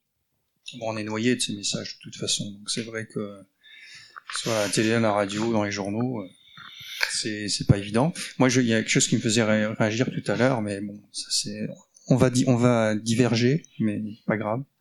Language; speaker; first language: French; native; French